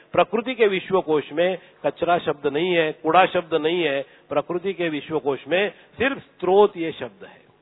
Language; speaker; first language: Hindi; non-native, local second language; Marathi